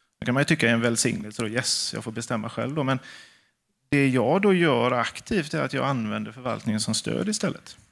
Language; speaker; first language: Swedish; native; Swedish